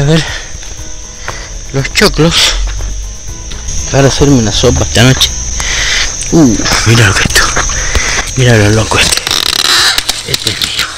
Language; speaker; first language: Spanish; native; Spanish